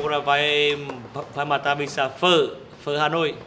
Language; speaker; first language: Portuguese; non-native, learner; Vietnamese